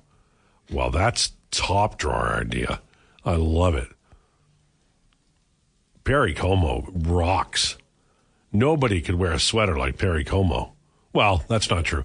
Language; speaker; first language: English; native; English